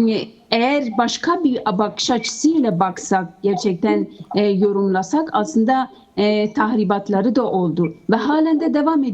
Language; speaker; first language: Turkish; non-native, fluent; Kurdish